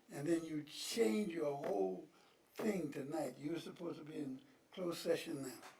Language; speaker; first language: English; native; English